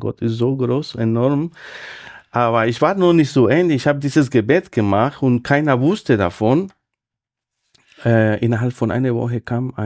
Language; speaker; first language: German; non-native, fluent; Spanish